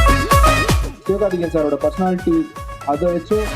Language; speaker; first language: Tamil; native; Tamil